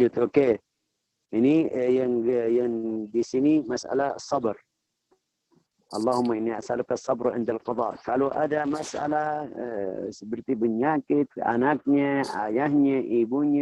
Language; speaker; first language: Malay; non-native, learner; Arabic